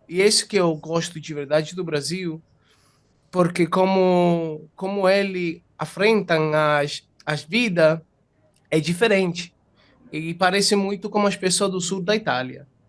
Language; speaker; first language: Portuguese; non-native, fluent; Italian